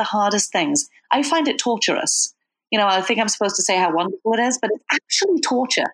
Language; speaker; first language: English; native; English